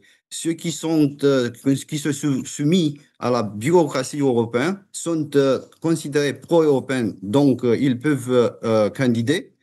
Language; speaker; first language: French; non-native, fluent; Romanian